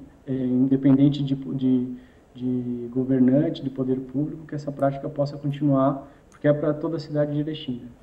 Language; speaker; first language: Portuguese; native; Portuguese